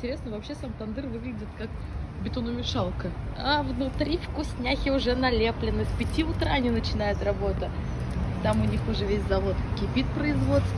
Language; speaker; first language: Russian; native; Russian